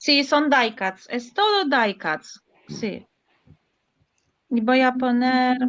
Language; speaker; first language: Spanish; non-native, learner; Polish